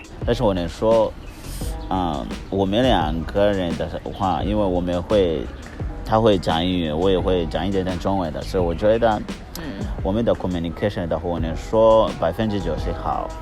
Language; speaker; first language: Chinese; non-native, learner; Kinyarwanda